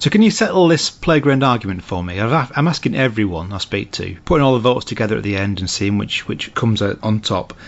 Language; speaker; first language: English; native; English